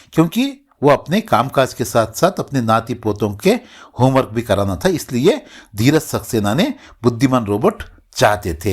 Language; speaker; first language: Hindi; non-native, local second language; Kannada